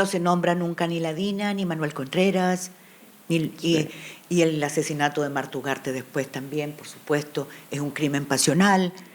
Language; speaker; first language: Spanish; native; Spanish